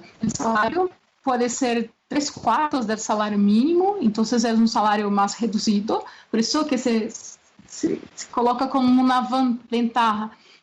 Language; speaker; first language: Spanish; non-native, fluent; Portuguese